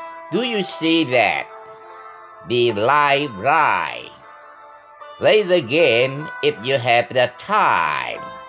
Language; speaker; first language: English; non-native, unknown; Vietnamese